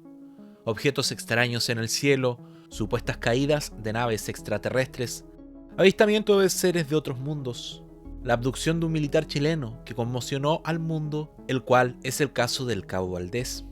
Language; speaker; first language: Spanish; native; Spanish